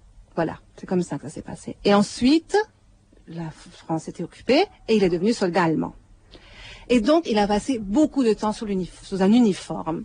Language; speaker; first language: French; native; French